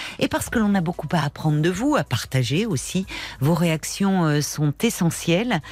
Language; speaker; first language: French; native; French